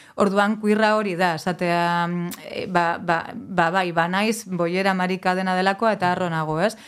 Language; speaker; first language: Basque; native; Basque